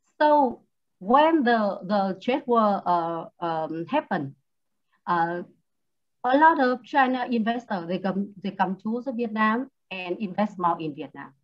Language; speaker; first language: English; non-native, learner; Vietnamese